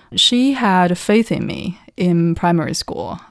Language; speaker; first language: English; non-native, fluent; Chinese